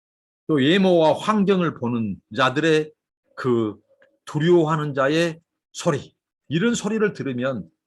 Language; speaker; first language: Korean; native; Korean